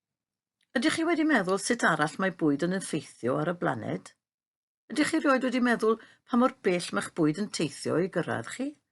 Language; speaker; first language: Welsh; native; Welsh